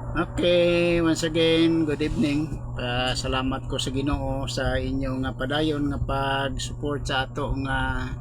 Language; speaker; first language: Cebuano; non-native, local second language; Hiligaynon